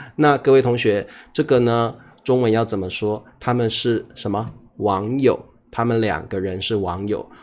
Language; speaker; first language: Chinese; native; Chinese